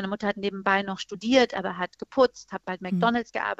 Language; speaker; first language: German; early bilingual, other home language; Persian